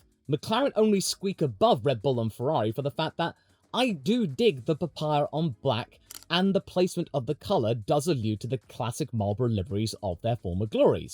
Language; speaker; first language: English; native; English